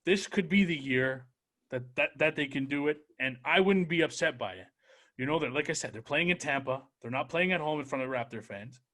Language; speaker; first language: English; native; English